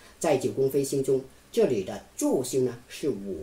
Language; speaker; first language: Chinese; native; Chinese